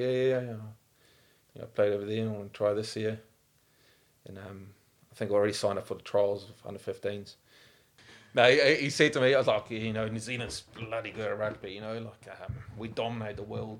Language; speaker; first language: English; non-native, local second language; Afrikaans